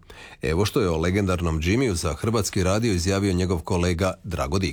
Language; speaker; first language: Serbian; native; Serbian